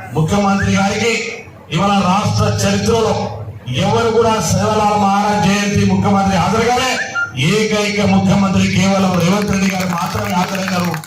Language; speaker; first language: Telugu; non-native, local second language; Lambadi